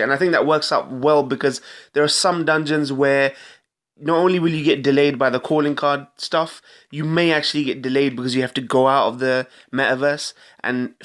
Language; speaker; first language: English; native; English